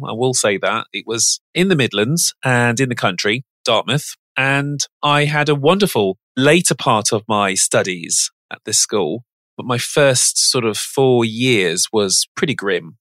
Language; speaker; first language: English; native; English